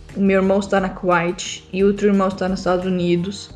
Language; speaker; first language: Portuguese; non-native, fluent; Arabic